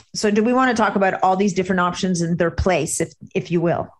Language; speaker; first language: English; native; English